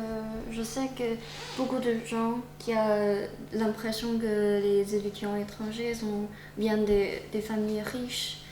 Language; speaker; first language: French; non-native, fluent; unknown